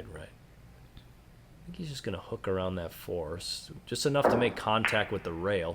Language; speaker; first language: English; native; English